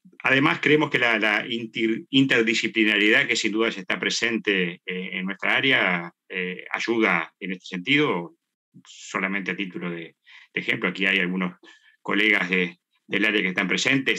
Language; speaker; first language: Spanish; native; Spanish